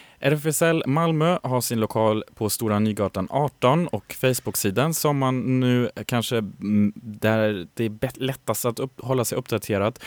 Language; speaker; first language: Swedish; native; Swedish